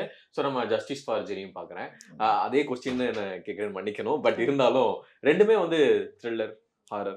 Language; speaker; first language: Tamil; native; Tamil